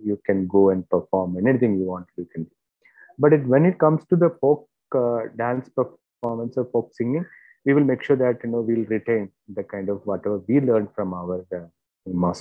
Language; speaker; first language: English; non-native, local second language; Malayalam